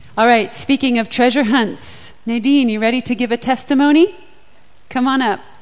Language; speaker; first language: English; native; English